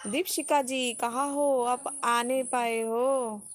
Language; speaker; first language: Hindi; non-native, local second language; Bangla